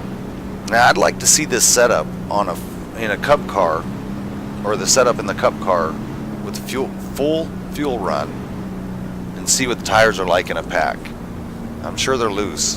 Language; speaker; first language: English; native; English